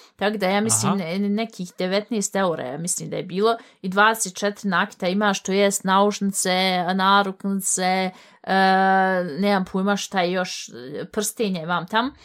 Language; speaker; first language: Bosnian; native; Bosnian